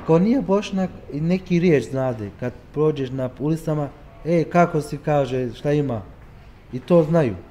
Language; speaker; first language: Croatian; early bilingual, heritage; Turkish